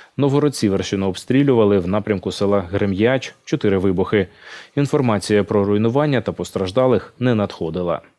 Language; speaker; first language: Ukrainian; native; Ukrainian